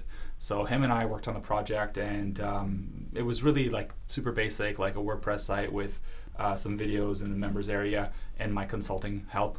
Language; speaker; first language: English; early bilingual, other home language; Russian